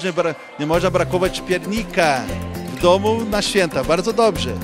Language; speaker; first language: Polish; early bilingual, heritage; Portuguese